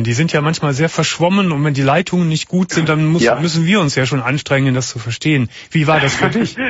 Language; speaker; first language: German; native; German